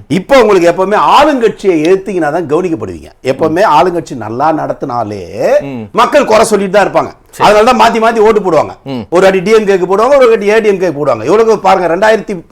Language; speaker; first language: Tamil; native; Tamil